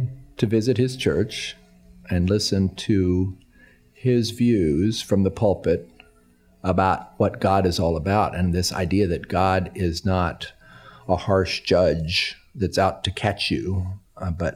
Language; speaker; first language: English; native; English